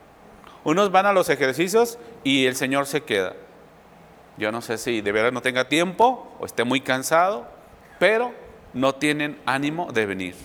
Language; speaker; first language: Spanish; native; Spanish